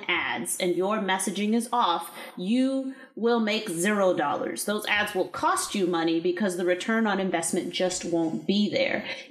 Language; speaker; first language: English; native; English